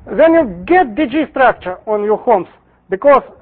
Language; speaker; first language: English; non-native, fluent; Russian